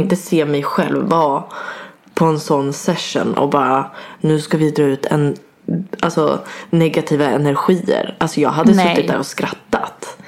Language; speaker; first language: Swedish; native; Swedish